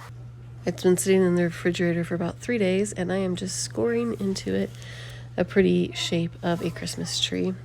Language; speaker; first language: English; native; English